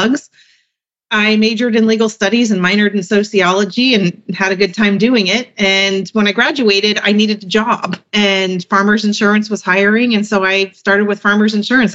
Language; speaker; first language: English; native; English